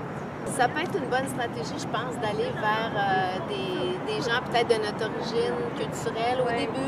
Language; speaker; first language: French; native; French